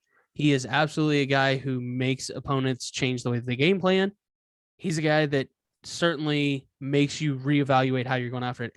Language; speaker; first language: English; native; English